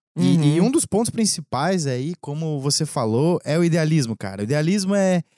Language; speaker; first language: Portuguese; native; Portuguese